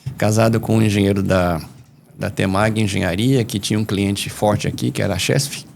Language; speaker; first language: Portuguese; early bilingual, other home language; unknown